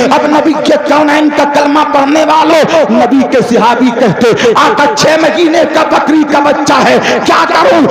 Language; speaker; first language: Urdu; native; Urdu